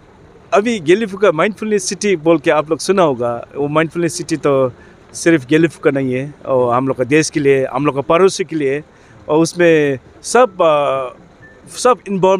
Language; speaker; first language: Hindi; non-native, learner; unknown